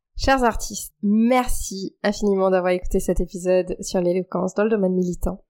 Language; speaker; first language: French; non-native, local second language; Morisyen